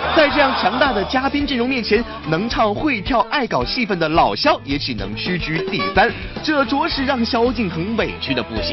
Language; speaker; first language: Chinese; native; Chinese